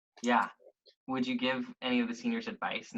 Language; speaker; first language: English; native; English